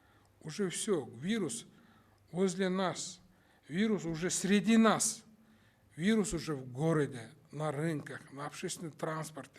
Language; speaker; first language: Russian; non-native, local second language; Kyrgyz